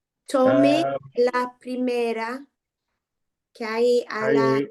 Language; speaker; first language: Spanish; non-native, learner; English